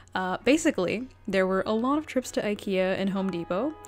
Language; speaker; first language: English; native; English